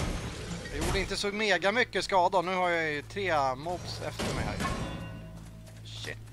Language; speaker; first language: Swedish; native; Swedish